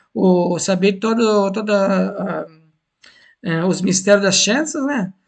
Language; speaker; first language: Portuguese; non-native, fluent; Italian